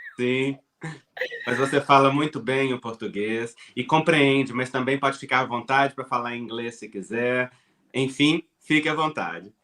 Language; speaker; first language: Portuguese; native; Portuguese